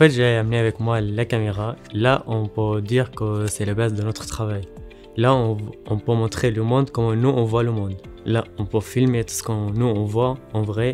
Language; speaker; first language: French; non-native, learner; Arabic